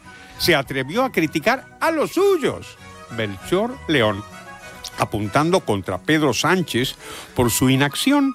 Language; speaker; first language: Spanish; native; Spanish